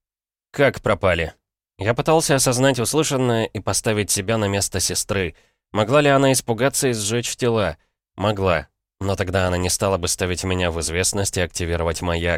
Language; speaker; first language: Russian; native; Russian